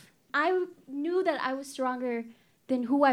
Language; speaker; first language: English; non-native, fluent; Spanish